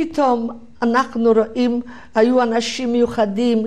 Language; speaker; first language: Hebrew; non-native, fluent; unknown